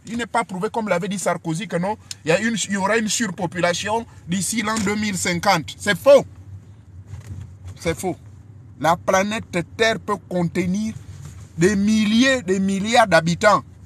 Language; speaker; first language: French; native; French